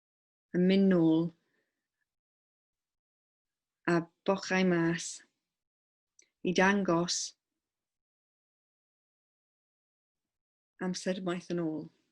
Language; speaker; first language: Welsh; non-native, local second language; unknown